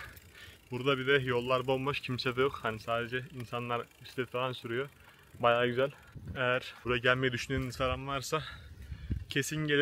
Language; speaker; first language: Turkish; native; Turkish